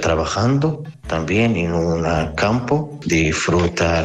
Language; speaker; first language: Spanish; non-native, learner; Arabic